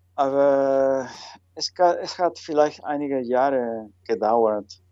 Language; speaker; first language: German; non-native, fluent; Spanish